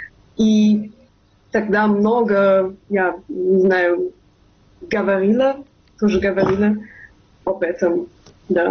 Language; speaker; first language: Russian; non-native, fluent; German